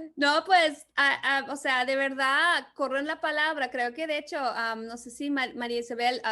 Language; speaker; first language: Spanish; early bilingual, other home language; English